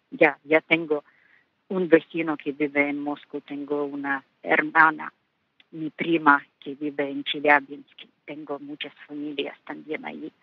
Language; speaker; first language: Spanish; non-native, learner; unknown